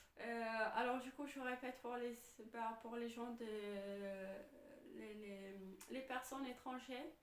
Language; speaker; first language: French; non-native, fluent; Arabic